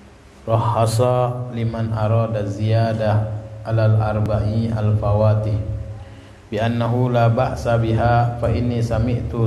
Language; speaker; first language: Arabic; non-native, fluent; Indonesian